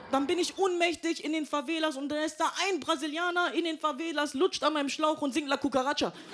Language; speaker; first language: German; native; German